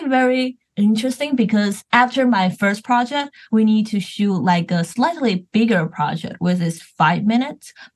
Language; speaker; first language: English; non-native, fluent; Chinese